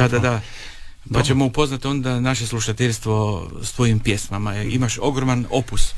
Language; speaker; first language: Serbian; native; Serbian